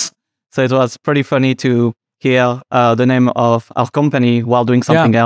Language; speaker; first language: English; non-native, fluent; French